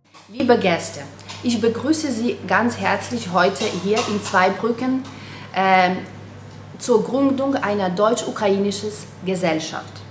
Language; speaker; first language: German; non-native, fluent; Ukrainian